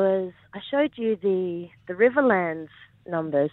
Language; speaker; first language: English; native; English